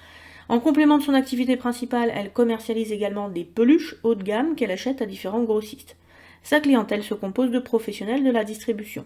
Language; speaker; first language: French; native; French